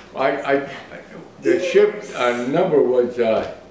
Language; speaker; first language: English; native; English